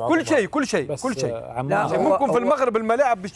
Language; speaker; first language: Arabic; native; Arabic